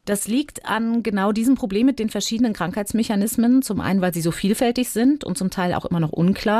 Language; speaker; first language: German; native; German